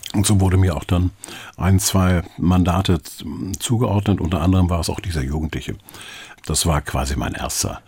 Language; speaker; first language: German; native; German